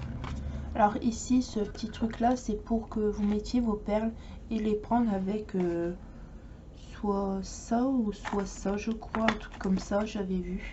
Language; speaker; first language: French; native; French